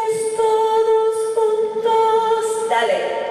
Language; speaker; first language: Spanish; non-native, fluent; Finnish